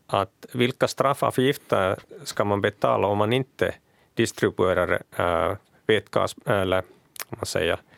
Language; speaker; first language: Swedish; non-native, local second language; Finnish